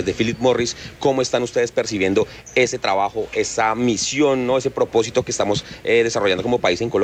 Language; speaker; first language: Spanish; native; Spanish